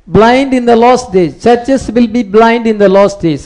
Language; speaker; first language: English; non-native, local second language; Tamil